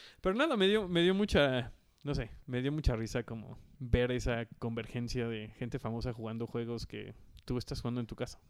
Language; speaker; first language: Spanish; native; Spanish